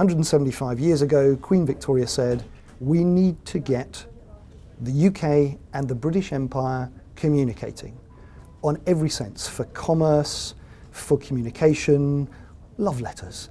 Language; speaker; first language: English; native; English